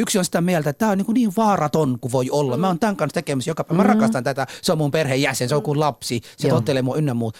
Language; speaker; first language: Finnish; early bilingual, other home language; Somali